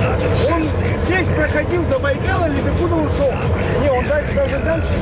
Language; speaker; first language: Russian; non-native, learner; French